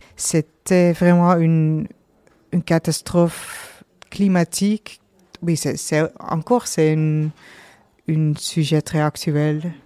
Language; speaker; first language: French; non-native, learner; Dutch